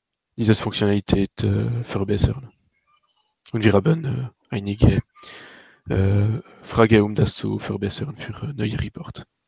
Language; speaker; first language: German; non-native, learner; French